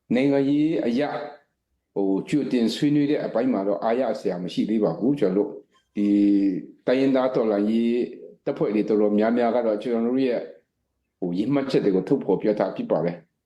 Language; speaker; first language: Burmese; non-native, local second language; Kachin